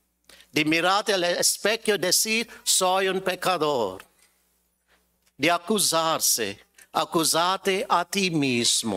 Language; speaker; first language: Spanish; non-native, fluent; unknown